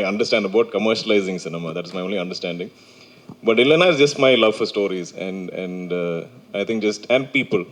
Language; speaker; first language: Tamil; non-native, local second language; Malayalam